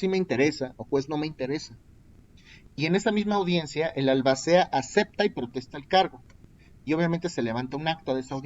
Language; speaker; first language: Spanish; native; Spanish